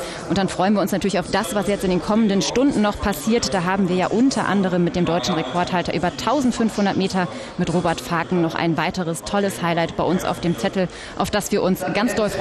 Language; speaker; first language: German; native; German